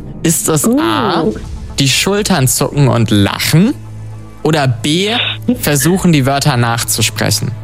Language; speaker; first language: German; native; German